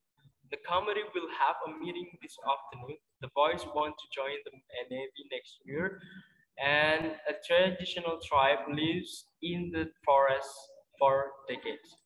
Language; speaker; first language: English; non-native, fluent; Indonesian